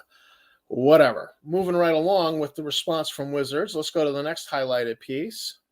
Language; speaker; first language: English; native; English